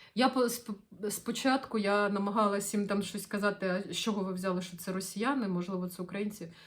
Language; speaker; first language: Ukrainian; non-native, local second language; Russian